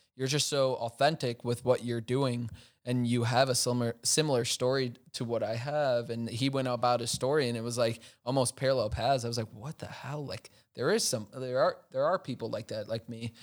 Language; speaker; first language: English; native; English